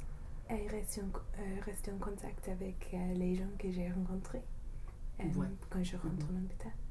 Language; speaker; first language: French; non-native, fluent; English